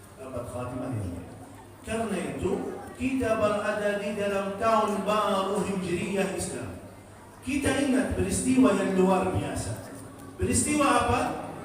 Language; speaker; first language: Malay; non-native, fluent; Arabic